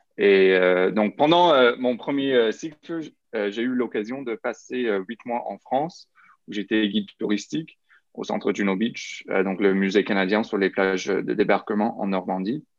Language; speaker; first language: French; non-native, local second language; English